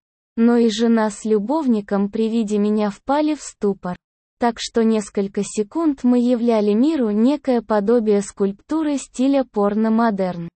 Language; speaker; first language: Russian; native; Russian